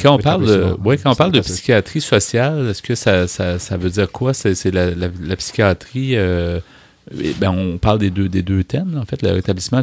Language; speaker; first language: French; native; French